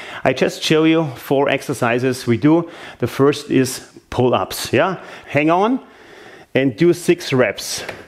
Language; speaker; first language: English; non-native, fluent; German